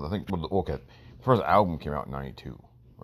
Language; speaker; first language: English; native; English